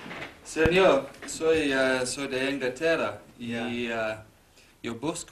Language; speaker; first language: Spanish; non-native, learner; English